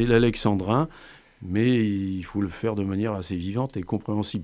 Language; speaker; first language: French; native; French